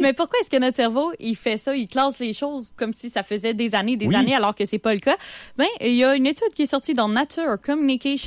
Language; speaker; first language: French; native; French